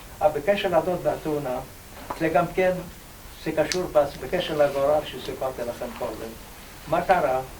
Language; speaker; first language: Hebrew; non-native, fluent; Ladino